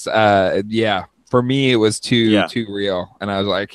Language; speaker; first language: English; native; English